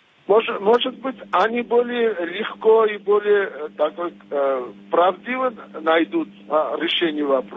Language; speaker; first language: Russian; non-native, fluent; Armenian